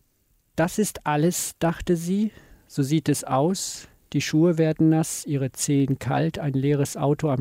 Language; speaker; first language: German; native; German